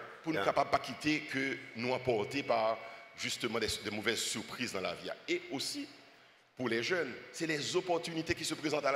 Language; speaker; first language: French; non-native, local second language; Haitian Creole